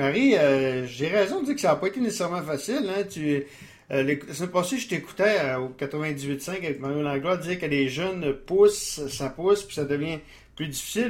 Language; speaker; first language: French; native; French